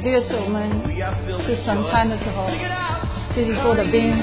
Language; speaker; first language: Chinese; non-native, fluent; English